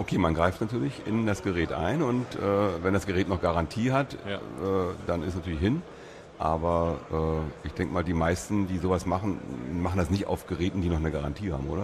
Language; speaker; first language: German; native; German